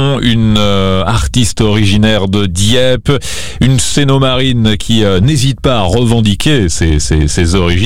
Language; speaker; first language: French; native; French